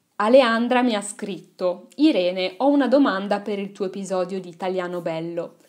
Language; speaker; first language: Italian; native; Italian